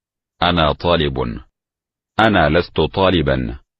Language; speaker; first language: Arabic; non-native, learner; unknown